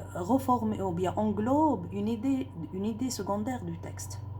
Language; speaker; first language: French; non-native, local second language; Arabic